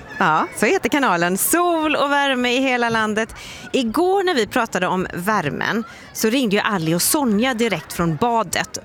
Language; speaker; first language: Swedish; native; Swedish